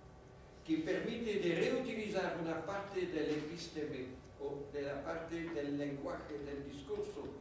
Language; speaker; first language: Spanish; non-native, fluent; French